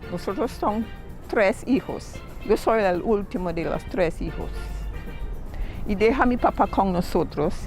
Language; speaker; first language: Spanish; non-native, learner; English